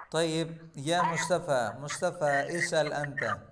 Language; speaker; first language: Arabic; non-native, fluent; Urdu